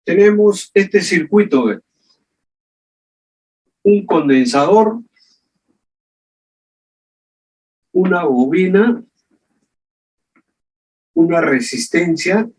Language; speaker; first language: Spanish; native; Spanish